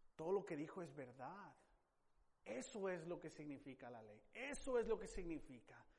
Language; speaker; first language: Spanish; non-native, fluent; English